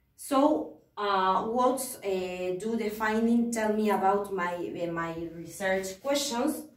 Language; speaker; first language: English; non-native, fluent; Spanish